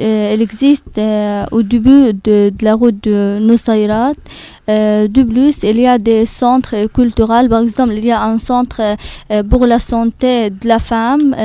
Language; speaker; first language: French; non-native, learner; Arabic